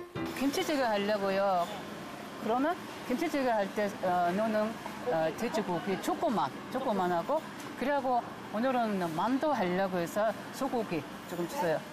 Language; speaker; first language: Korean; non-native, fluent; Mongolian